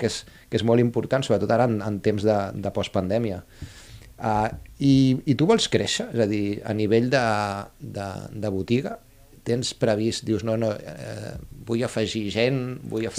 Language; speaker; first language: Catalan; native; Catalan